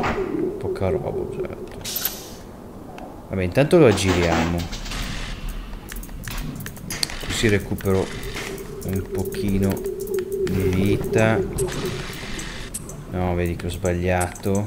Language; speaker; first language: Italian; native; Italian